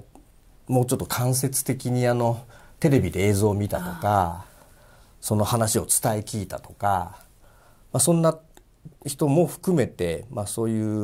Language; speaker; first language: Japanese; native; Japanese